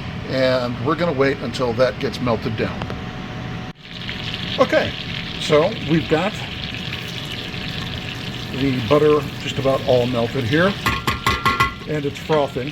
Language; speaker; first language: English; native; English